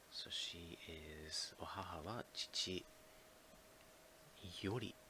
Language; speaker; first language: Japanese; non-native, fluent; English